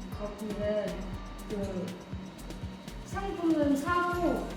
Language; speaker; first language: Korean; non-native, learner; Vietnamese